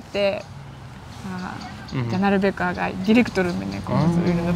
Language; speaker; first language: Kyrgyz; non-native, learner; Japanese